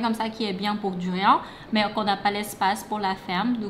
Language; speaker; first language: French; non-native, fluent; Thai